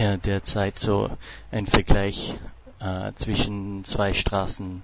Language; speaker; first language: German; non-native, fluent; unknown